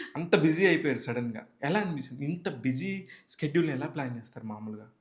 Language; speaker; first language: Telugu; native; Telugu